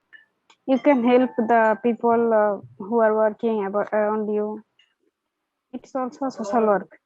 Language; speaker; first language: English; non-native, learner; Bangla